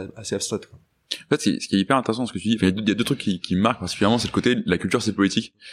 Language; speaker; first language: French; native; French